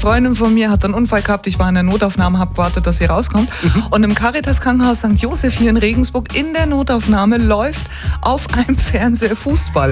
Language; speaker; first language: German; native; German